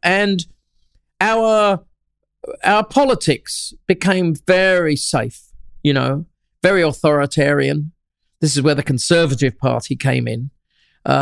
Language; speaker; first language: English; native; English